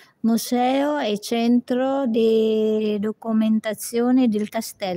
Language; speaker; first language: Italian; non-native, learner; Filipino